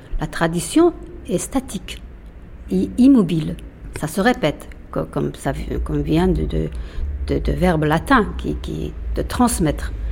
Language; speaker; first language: French; non-native, fluent; Persian